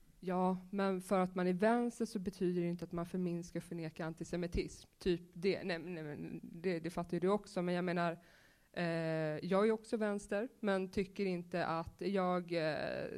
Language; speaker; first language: Swedish; native; Swedish